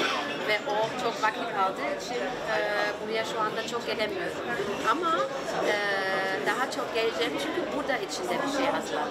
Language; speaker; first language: Turkish; early bilingual, heritage; German